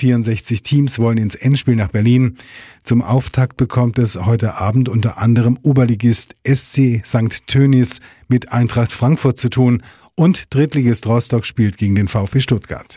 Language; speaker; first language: German; native; German